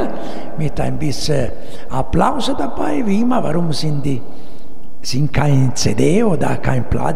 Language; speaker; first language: German; non-native, learner; Italian